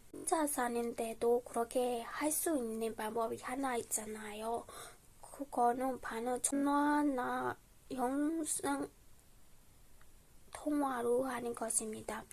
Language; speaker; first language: Korean; non-native, fluent; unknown